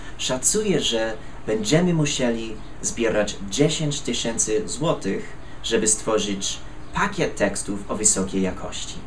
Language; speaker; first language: Polish; non-native, fluent; English